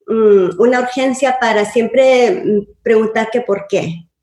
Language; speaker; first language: Spanish; early bilingual, heritage; Spanish